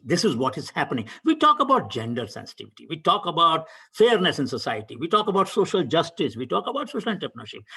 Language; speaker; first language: English; non-native, local second language; Hindi